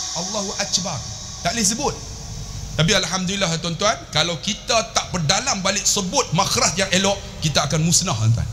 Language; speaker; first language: Malay; native; Malay